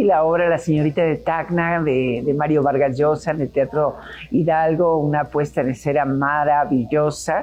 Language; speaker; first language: Spanish; native; Spanish